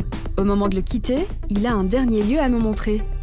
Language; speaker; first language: French; native; French